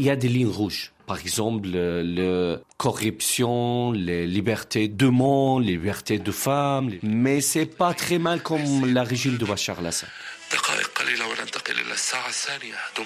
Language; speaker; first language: French; non-native, learner; Arabic